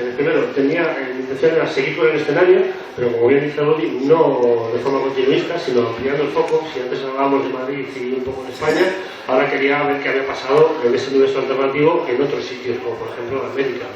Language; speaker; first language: Spanish; native; Spanish